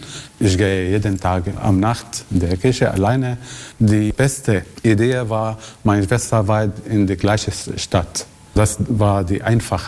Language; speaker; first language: German; non-native, learner; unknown